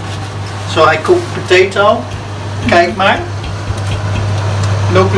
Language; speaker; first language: English; non-native, learner; Dutch